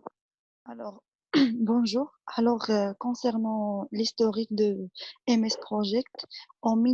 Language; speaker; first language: French; non-native, local second language; Arabic